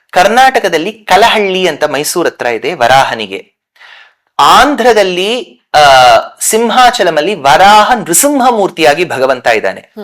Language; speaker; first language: Kannada; non-native, local second language; Tamil